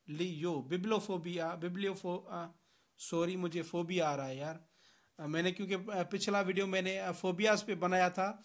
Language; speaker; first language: Urdu; non-native, local second language; Sindhi